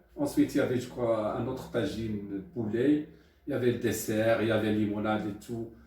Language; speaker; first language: French; non-native, local second language; Arabic